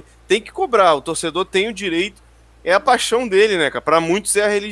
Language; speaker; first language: Portuguese; native; Portuguese